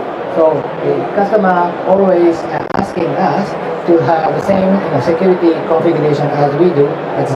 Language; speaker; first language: English; non-native, fluent; Japanese